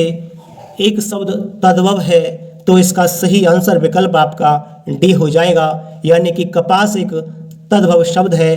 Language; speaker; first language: Hindi; native; Hindi